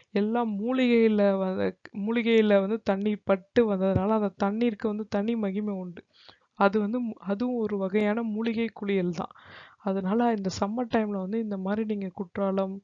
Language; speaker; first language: Tamil; native; Tamil